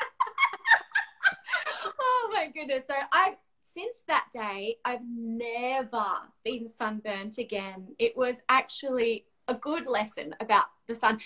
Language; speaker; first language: English; native; English